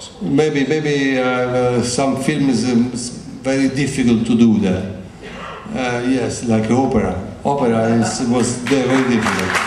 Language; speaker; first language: English; non-native, learner; Italian